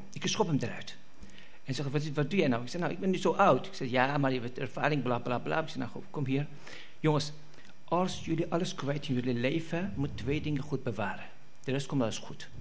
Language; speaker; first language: Dutch; non-native, fluent; Persian